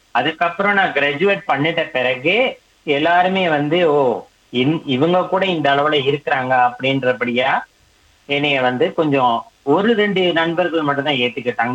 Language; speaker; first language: Tamil; native; Tamil